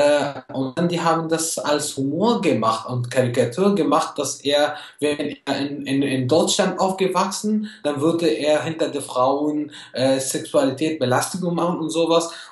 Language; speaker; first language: German; non-native, fluent; Arabic